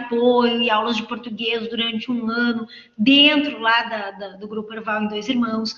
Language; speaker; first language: Portuguese; native; Portuguese